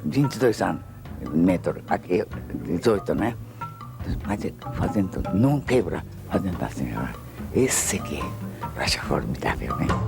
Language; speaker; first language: Portuguese; non-native, fluent; Japanese